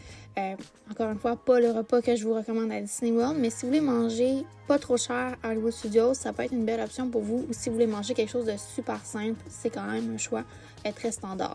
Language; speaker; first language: French; native; French